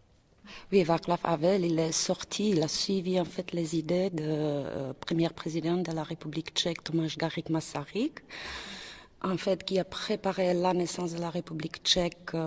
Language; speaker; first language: French; non-native, fluent; Czech